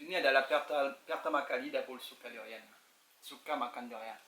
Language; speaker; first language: Indonesian; non-native, learner; French